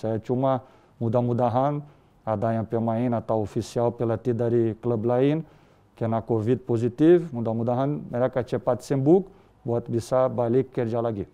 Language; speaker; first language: Indonesian; non-native, learner; Portuguese